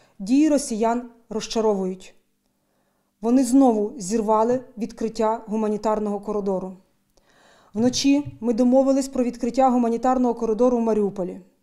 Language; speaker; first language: Ukrainian; native; Ukrainian